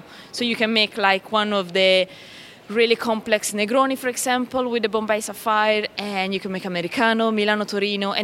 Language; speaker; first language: English; non-native, fluent; Italian